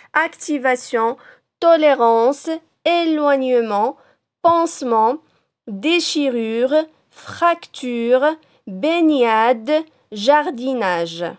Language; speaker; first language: French; non-native, local second language; Arabic